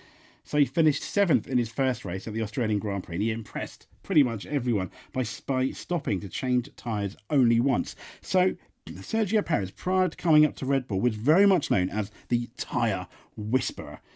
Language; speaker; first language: English; native; English